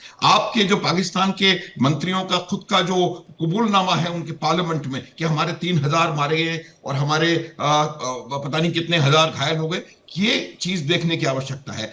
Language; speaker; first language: Hindi; native; Hindi